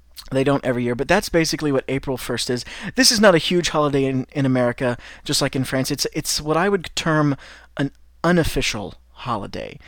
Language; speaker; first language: English; native; English